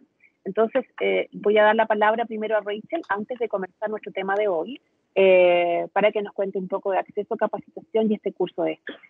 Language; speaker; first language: Spanish; native; Spanish